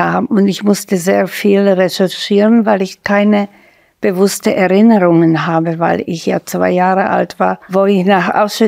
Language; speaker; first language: German; non-native, fluent; Slovak